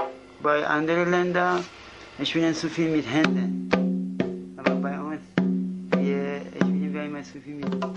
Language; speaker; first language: German; non-native, fluent; Kurdish